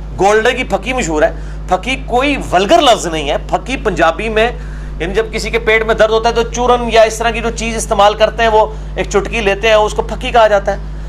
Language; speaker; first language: Urdu; non-native, local second language; Punjabi